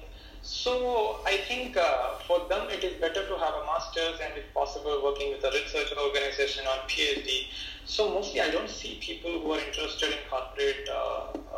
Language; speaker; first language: English; non-native, local second language; Malayalam